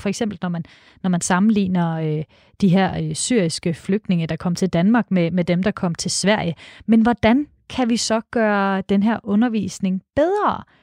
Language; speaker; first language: Danish; native; Danish